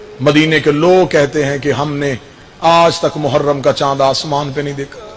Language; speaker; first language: Urdu; non-native, local second language; Punjabi